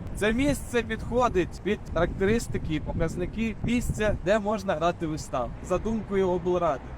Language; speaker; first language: Ukrainian; non-native, local second language; Russian